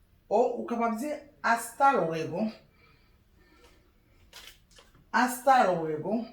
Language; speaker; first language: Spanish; non-native, learner; Haitian Creole